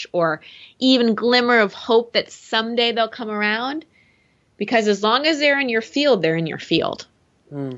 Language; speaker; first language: English; native; English